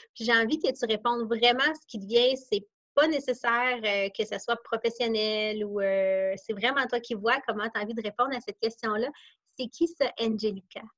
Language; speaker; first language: French; native; French